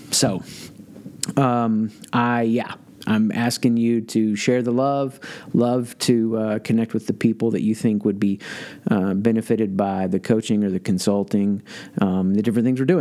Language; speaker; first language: English; native; English